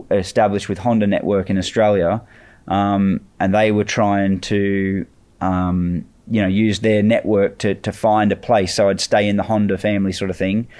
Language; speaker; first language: English; native; English